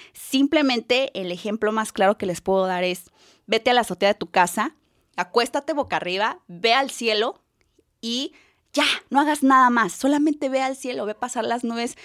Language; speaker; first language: Spanish; native; Spanish